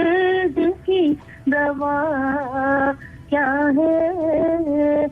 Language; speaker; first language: Hindi; non-native, local second language; Tamil